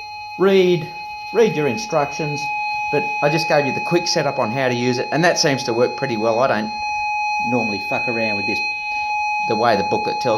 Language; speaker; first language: English; native; English